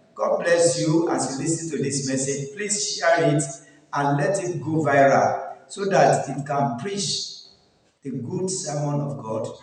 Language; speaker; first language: English; non-native, local second language; Yoruba